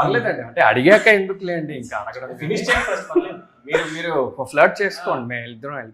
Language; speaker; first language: Telugu; native; Telugu